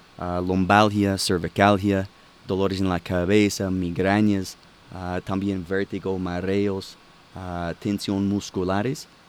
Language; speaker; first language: Spanish; non-native, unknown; English